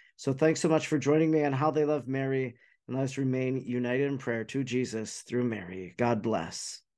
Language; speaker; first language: English; native; English